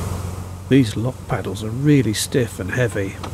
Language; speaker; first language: English; native; English